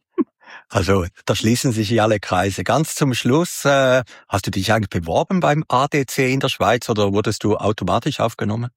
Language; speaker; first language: German; native; German